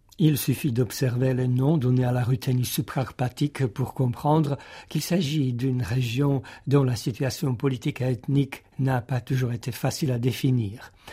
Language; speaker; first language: French; non-native, fluent; Czech